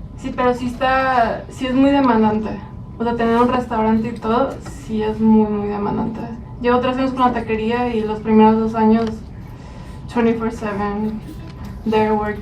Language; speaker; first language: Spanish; early bilingual, other home language; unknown